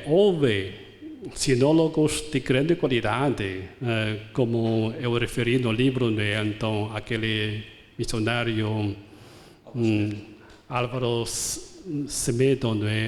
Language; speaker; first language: Portuguese; non-native, fluent; Chinese